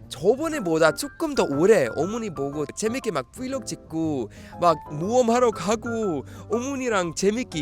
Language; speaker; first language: Korean; non-native, fluent; Swedish